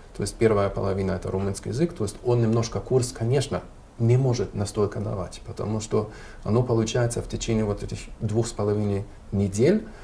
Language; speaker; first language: Russian; non-native, fluent; German